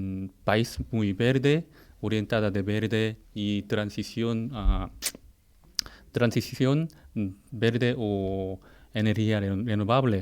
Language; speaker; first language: Spanish; non-native, fluent; Korean